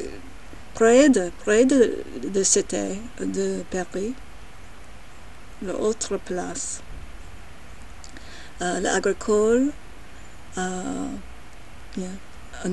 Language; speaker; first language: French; non-native, learner; English